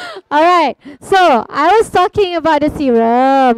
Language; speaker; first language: English; non-native, local second language; Malay